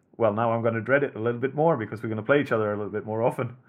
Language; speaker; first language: English; non-native, fluent; Swedish